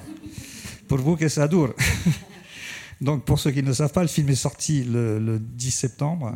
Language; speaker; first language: French; native; French